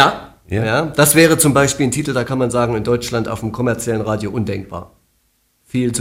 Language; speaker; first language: German; native; German